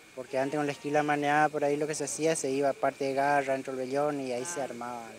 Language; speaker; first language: Spanish; native; Spanish